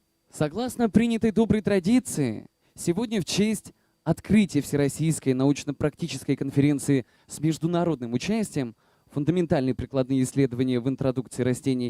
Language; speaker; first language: Russian; native; Russian